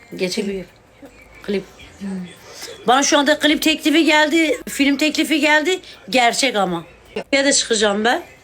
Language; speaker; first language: Turkish; non-native, local second language; Kurdish